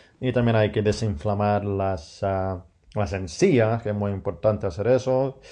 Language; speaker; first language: Spanish; non-native, fluent; English